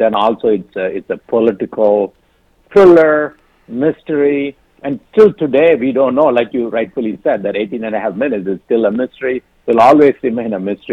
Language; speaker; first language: English; non-native, local second language; Tamil